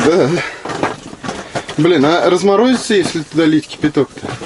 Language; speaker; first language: Russian; native; Russian